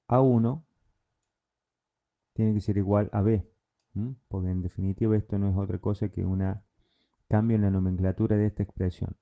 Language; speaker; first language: Spanish; native; Spanish